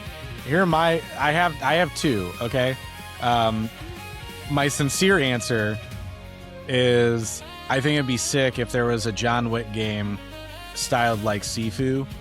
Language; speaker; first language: English; native; English